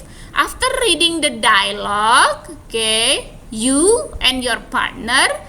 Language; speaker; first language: English; non-native, fluent; Indonesian